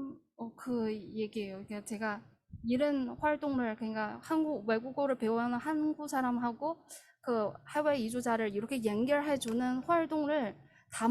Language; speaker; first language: Korean; non-native, fluent; Chinese